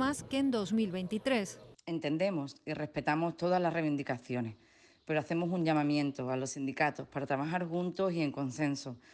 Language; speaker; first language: Spanish; native; Spanish